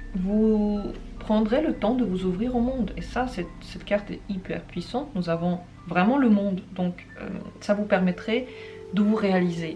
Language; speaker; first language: French; native; French